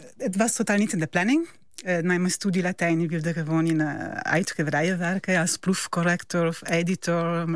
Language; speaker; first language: Dutch; non-native, fluent; Italian